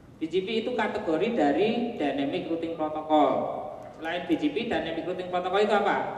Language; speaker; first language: Indonesian; non-native, local second language; Javanese